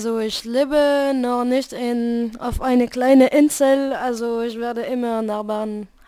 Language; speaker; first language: German; non-native, fluent; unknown